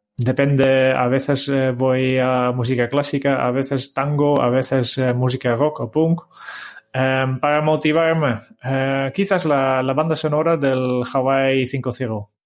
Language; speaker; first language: Spanish; non-native, fluent; Dutch